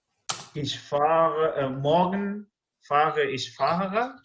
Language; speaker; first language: German; non-native, learner; English